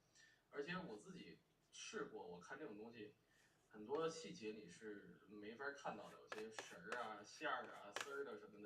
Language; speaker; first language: Chinese; native; Chinese